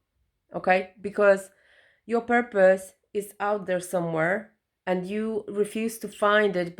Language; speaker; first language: English; non-native, fluent; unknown